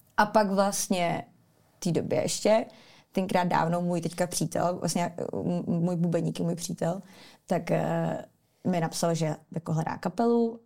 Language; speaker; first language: Czech; early bilingual, other home language; Armenian